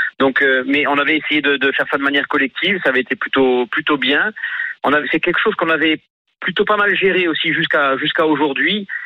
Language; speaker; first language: French; native; French